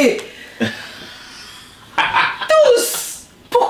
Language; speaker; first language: French; non-native, learner; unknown